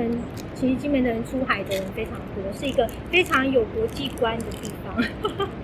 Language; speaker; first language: Chinese; native; Chinese